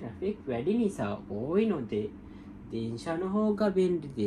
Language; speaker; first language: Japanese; non-native, fluent; Sinhala